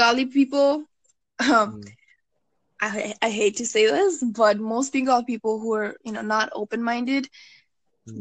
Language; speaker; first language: English; early bilingual, other home language; Bangla